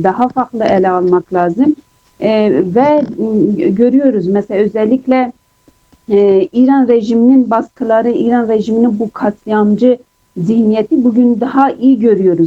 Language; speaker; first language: Turkish; non-native, fluent; Kurdish